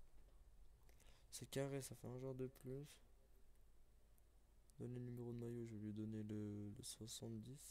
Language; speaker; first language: French; native; French